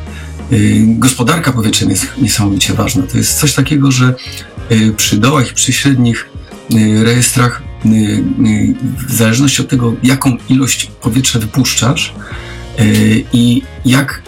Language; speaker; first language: Polish; native; Polish